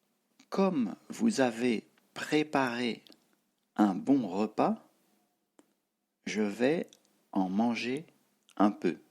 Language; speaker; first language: French; non-native, fluent; Tibetan